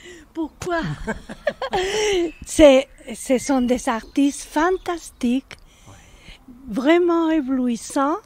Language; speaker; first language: French; non-native, fluent; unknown